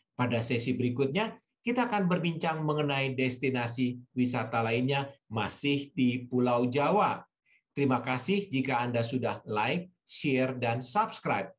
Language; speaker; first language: Indonesian; native; Indonesian